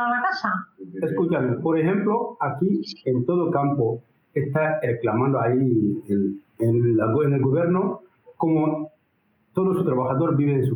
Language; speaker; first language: Spanish; non-native, learner; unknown